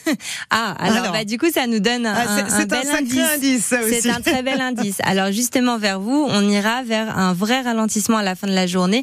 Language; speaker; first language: French; native; French